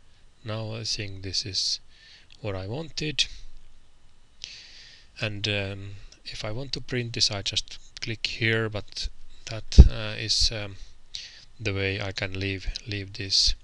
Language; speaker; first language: English; non-native, fluent; Finnish